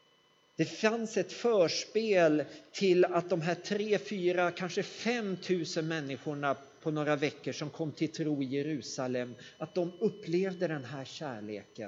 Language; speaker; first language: Swedish; native; Swedish